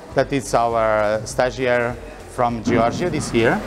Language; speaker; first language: English; non-native, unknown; Portuguese